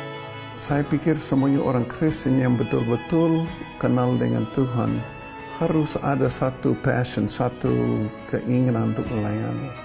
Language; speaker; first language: Indonesian; non-native, fluent; English